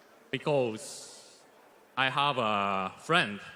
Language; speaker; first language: English; non-native, learner; Japanese